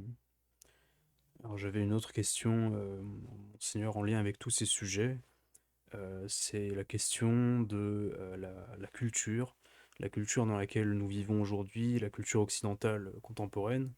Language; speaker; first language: French; native; French